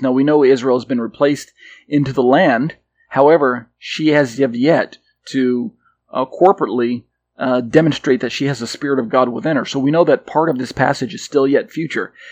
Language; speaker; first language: English; native; English